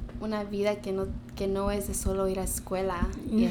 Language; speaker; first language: Spanish; early bilingual, heritage; Spanish